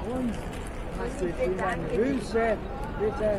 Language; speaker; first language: German; non-native, fluent; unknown